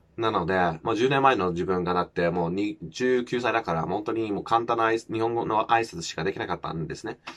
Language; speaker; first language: Japanese; non-native, fluent; English